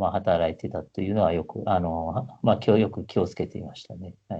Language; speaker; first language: Japanese; native; Japanese